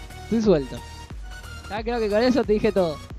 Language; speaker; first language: Spanish; native; Spanish